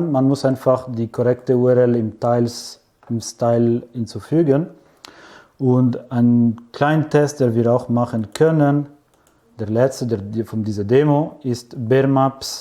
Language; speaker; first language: German; non-native, fluent; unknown